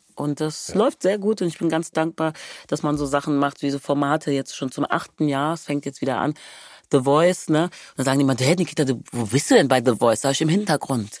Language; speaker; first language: German; native; German